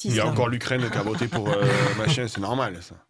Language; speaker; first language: French; native; French